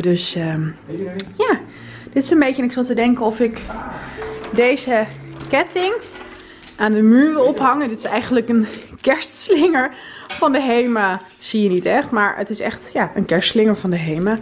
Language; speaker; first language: Dutch; native; Dutch